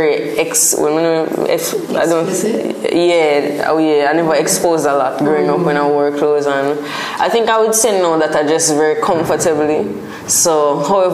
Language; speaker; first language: English; non-native, local second language; Jamaican Creole English